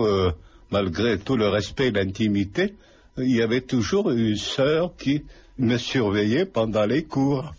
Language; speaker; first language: French; non-native, fluent; Lithuanian